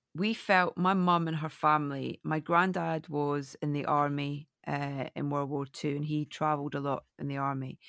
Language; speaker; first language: English; native; English